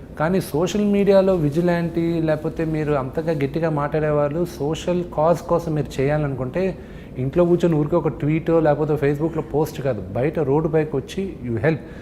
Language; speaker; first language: Telugu; native; Telugu